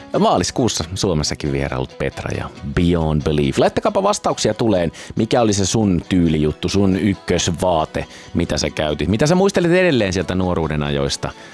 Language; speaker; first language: Finnish; native; Finnish